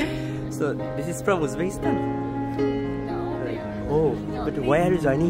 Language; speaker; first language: English; non-native, fluent; Bangla